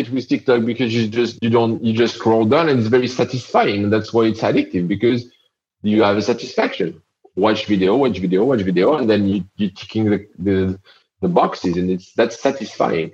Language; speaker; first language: English; non-native, fluent; French